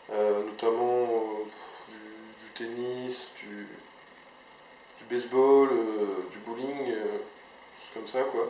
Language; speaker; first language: French; native; French